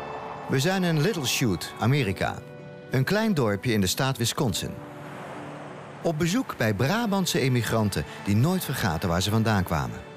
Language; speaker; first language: Dutch; native; Dutch